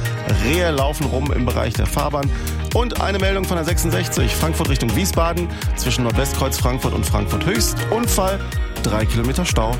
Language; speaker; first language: German; native; German